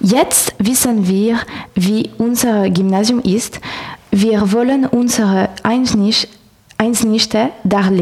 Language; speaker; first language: German; non-native, learner; French